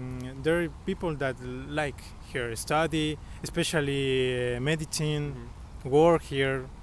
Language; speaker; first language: English; non-native, learner; Spanish